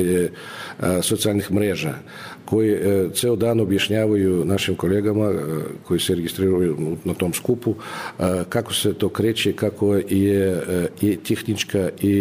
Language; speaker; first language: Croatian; non-native, fluent; Russian